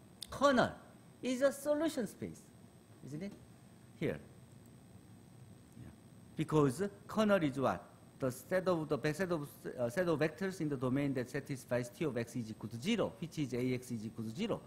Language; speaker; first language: English; non-native, fluent; Korean